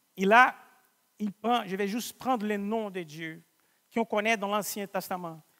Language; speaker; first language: French; non-native, fluent; Portuguese